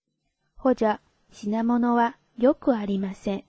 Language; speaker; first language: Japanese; non-native, fluent; Chinese